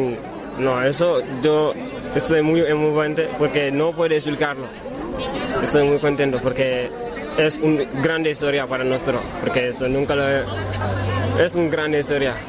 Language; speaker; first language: Spanish; non-native, learner; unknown